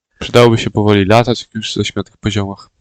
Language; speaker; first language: Polish; native; Polish